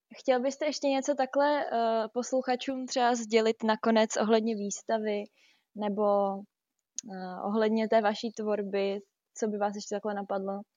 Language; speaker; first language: Czech; native; Czech